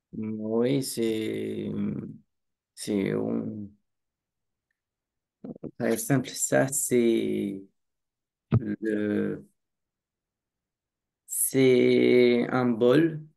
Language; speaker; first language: French; non-native, learner; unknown